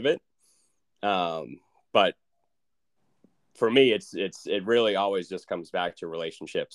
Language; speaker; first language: English; native; English